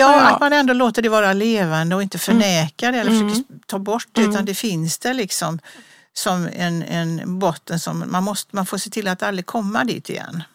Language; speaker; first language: Swedish; native; Swedish